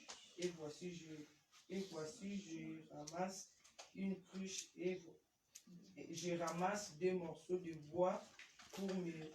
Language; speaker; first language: French; non-native, local second language; Lingala